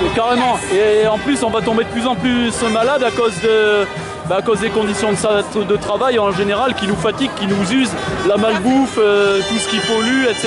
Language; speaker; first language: French; native; French